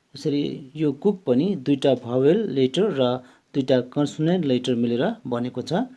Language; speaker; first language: Nepali; native; Nepali